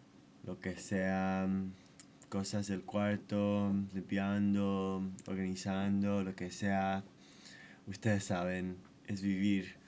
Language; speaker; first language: Spanish; non-native, fluent; English